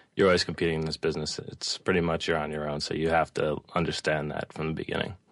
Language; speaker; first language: English; native; English